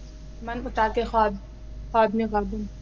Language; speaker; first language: Persian; non-native, learner; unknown